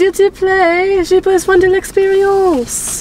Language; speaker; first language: French; non-native, learner; English